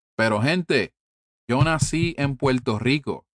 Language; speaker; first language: Spanish; early bilingual, heritage; Spanish